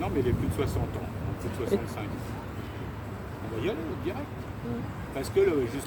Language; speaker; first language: French; native; French